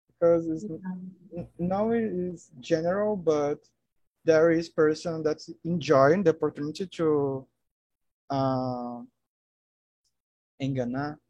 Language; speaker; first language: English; non-native, learner; Portuguese